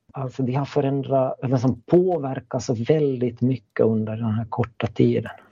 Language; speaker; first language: Swedish; native; Swedish